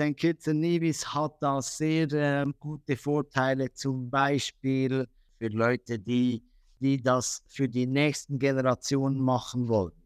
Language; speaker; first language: German; native; German